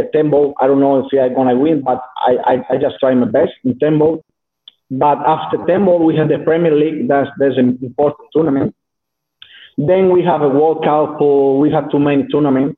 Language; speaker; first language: English; non-native, learner; Spanish